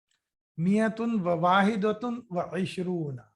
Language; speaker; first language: Arabic; non-native, fluent; Urdu